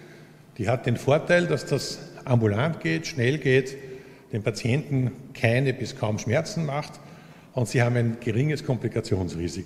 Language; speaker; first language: German; native; German